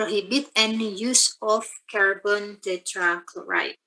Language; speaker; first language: English; non-native, fluent; Indonesian